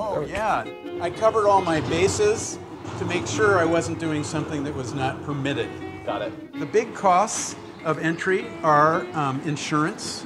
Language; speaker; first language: English; native; English